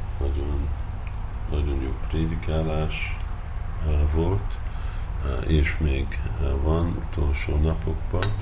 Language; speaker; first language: Hungarian; early bilingual, heritage; Hungarian